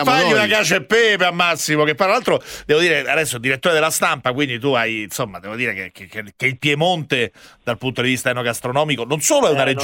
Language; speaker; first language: Italian; native; Italian